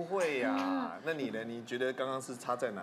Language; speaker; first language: Chinese; native; Chinese